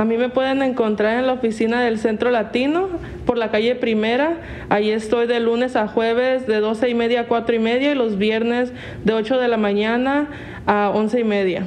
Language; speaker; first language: Spanish; native; Spanish